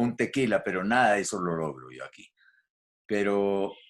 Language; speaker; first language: Spanish; native; Spanish